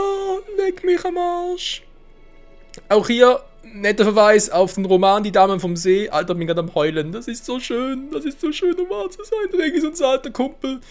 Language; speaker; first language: German; native; German